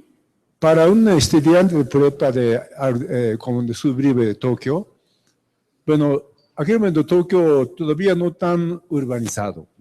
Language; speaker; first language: Spanish; non-native, fluent; Japanese